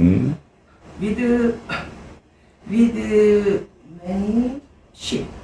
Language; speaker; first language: English; non-native, learner; Korean